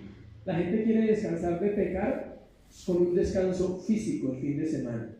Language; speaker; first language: Spanish; native; Spanish